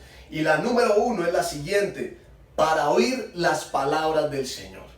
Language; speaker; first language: Spanish; native; Spanish